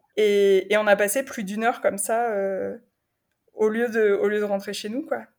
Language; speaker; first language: French; native; French